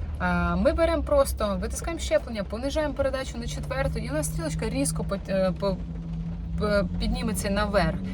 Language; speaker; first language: Ukrainian; non-native, local second language; Russian